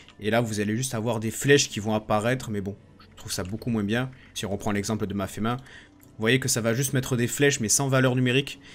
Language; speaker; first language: French; native; French